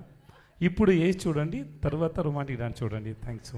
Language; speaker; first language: Telugu; non-native, learner; Tamil